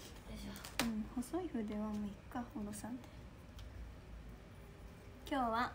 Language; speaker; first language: Japanese; native; Japanese